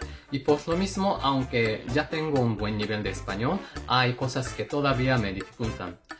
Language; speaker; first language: Spanish; non-native, fluent; Japanese